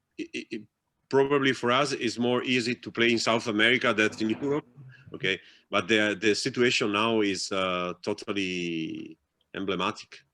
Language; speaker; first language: English; non-native, fluent; Italian